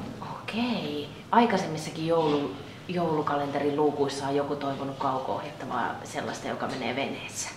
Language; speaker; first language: Finnish; native; Finnish